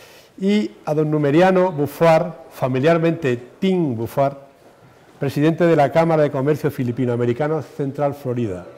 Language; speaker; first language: Spanish; native; Spanish